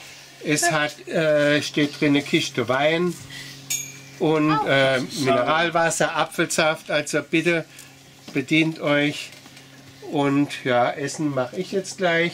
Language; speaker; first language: German; native; German